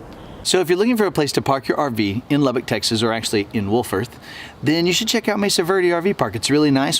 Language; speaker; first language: English; native; English